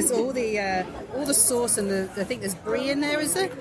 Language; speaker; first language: English; native; English